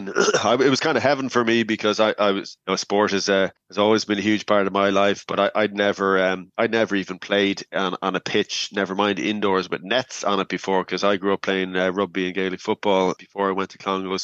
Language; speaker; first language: English; native; English